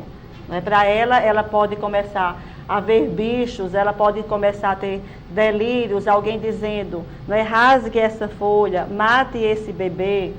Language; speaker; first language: Portuguese; native; Portuguese